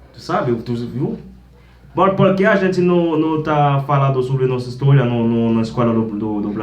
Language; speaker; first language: Portuguese; non-native, learner; Haitian Creole